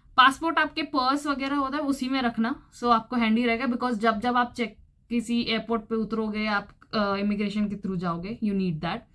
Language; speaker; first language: Hindi; native; Hindi